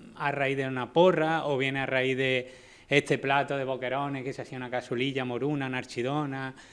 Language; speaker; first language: Spanish; native; Spanish